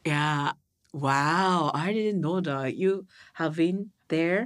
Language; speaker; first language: English; non-native, learner; Japanese